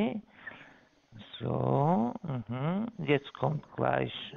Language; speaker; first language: German; non-native, fluent; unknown